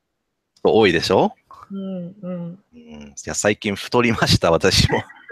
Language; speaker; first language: Japanese; non-native, learner; English